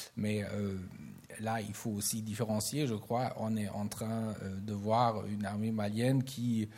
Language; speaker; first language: French; non-native, fluent; German